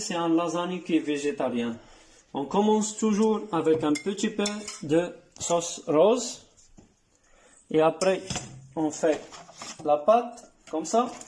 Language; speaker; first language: French; non-native, learner; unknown